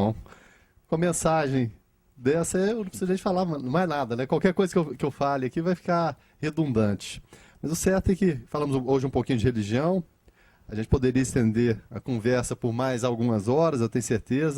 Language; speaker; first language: Portuguese; native; Portuguese